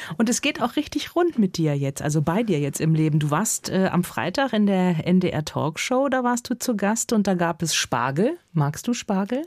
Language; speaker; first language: German; native; German